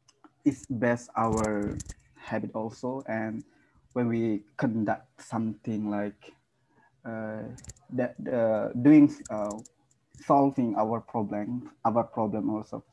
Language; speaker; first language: English; non-native, learner; Indonesian